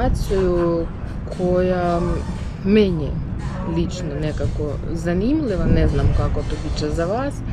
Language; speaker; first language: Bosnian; non-native, learner; Ukrainian